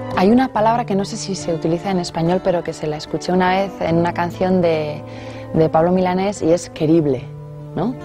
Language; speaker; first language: Spanish; non-native, local second language; Basque